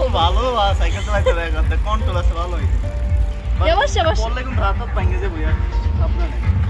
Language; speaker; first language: Turkish; non-native, learner; Bangla